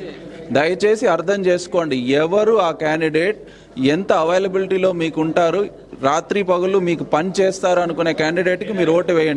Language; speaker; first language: Telugu; native; Telugu